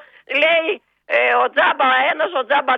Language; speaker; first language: Greek; native; Greek